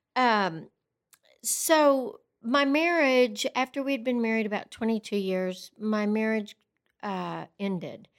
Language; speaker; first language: English; native; English